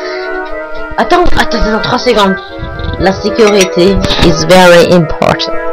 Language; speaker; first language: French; non-native, learner; English